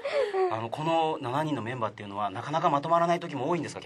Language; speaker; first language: Japanese; native; Japanese